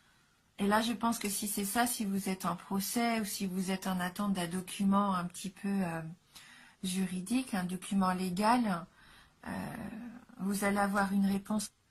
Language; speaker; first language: French; native; French